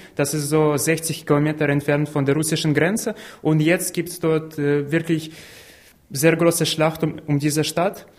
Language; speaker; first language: German; non-native, fluent; Ukrainian